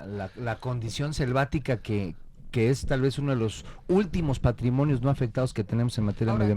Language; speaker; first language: Spanish; native; Spanish